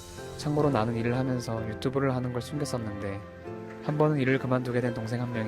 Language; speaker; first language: Korean; native; Korean